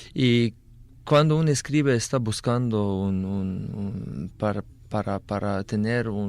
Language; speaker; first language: Spanish; non-native, fluent; Slovenian